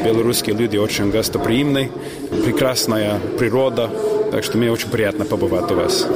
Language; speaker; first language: Russian; non-native, fluent; English